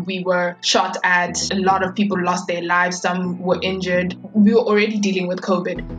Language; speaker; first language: English; non-native, local second language; Swati